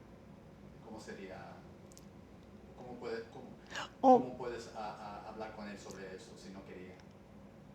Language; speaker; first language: Spanish; early bilingual, heritage; English